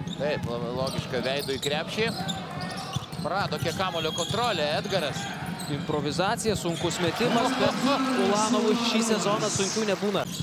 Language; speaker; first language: Lithuanian; native; Lithuanian